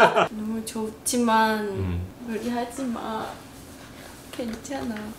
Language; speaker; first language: Korean; non-native, fluent; Japanese